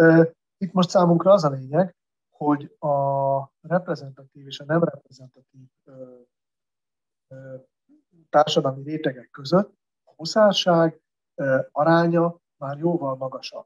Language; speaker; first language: Hungarian; native; Hungarian